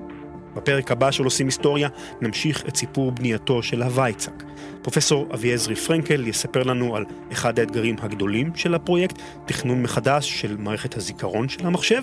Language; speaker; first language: Hebrew; native; Hebrew